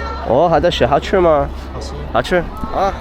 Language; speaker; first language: Chinese; non-native, learner; English